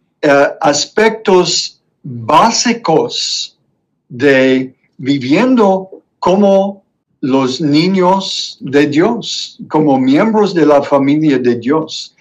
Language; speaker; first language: Spanish; non-native, fluent; English